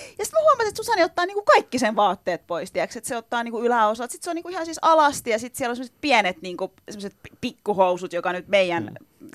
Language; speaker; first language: Finnish; early bilingual, other home language; Turkish